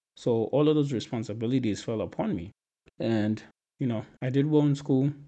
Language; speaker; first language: English; non-native, local second language; Shona